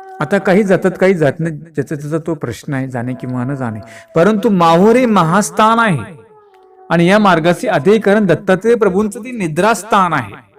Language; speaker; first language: Marathi; native; Marathi